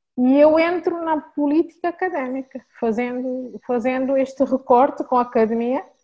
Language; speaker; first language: Portuguese; non-native, local second language; Kabuverdianu